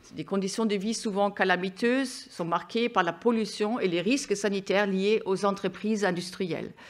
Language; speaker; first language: French; non-native, fluent; German